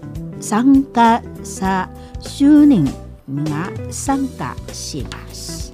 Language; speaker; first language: Japanese; non-native, learner; Indonesian